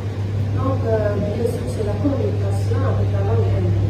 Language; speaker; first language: French; non-native, local second language; Arabic